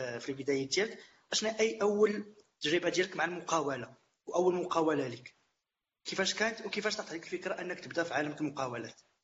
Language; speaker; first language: Arabic; native; Arabic